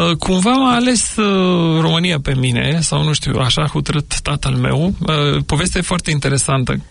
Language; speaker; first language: Romanian; non-native, fluent; Macedonian